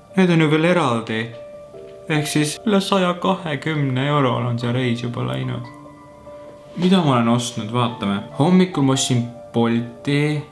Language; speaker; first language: Estonian; early bilingual, heritage; Estonian